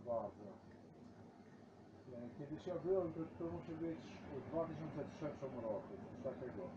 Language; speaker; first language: Polish; non-native, learner; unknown